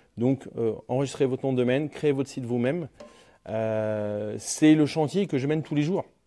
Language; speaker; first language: French; native; French